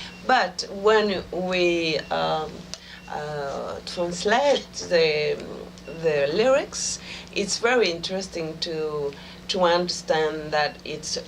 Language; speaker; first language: English; non-native, fluent; French